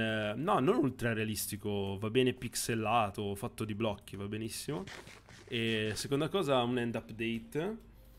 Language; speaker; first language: Italian; native; Italian